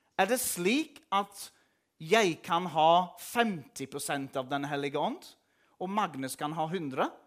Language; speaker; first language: Norwegian; non-native, fluent; English